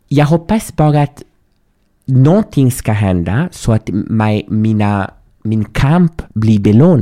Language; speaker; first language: Swedish; non-native, fluent; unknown